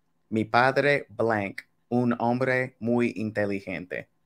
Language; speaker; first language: Spanish; non-native, fluent; English